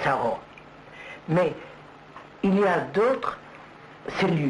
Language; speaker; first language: French; non-native, learner; Telugu